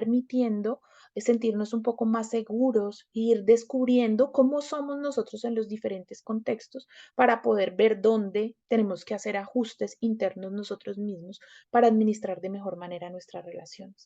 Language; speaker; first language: Spanish; native; Spanish